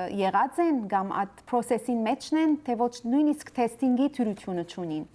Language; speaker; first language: Armenian; early bilingual, heritage; Armenian